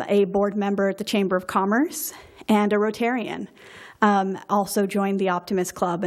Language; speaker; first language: English; native; English